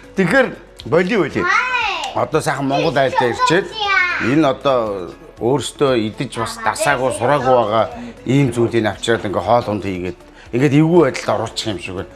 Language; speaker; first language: Mongolian; native; Mongolian